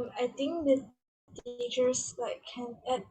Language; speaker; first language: English; non-native, learner; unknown